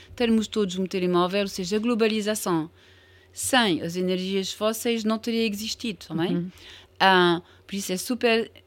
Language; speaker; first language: Portuguese; non-native, fluent; French